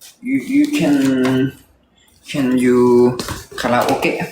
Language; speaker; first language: English; non-native, learner; Thai